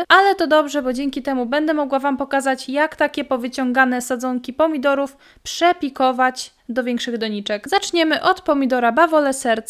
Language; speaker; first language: Polish; native; Polish